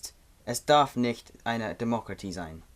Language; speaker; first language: German; non-native, learner; English